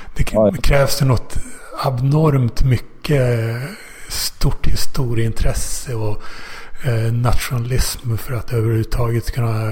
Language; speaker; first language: Swedish; native; Swedish